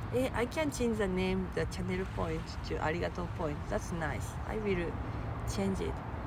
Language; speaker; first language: English; non-native, fluent; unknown